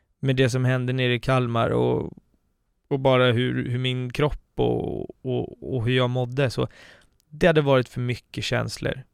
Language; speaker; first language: Swedish; native; Swedish